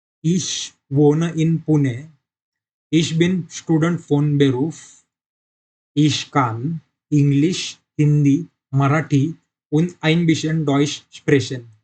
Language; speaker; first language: German; non-native, learner; Marathi